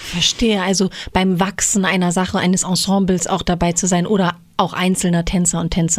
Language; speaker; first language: German; native; German